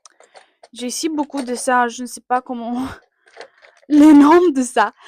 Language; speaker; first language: French; non-native, learner; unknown